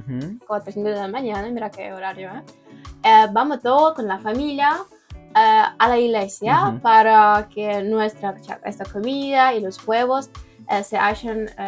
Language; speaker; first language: Spanish; non-native, learner; Ukrainian